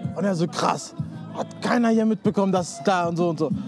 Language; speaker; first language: German; early bilingual, other home language; Spanish